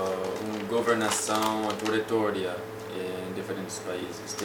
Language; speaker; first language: Portuguese; non-native, fluent; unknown